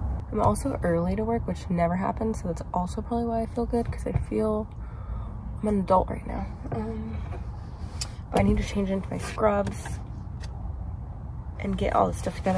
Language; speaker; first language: English; native; English